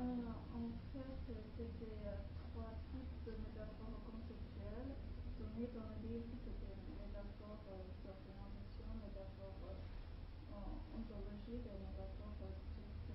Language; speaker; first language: French; non-native, learner; Chinese